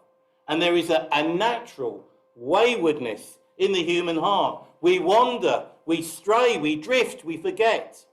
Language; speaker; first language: English; native; English